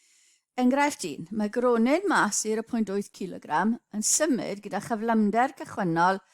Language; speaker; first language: Welsh; native; Welsh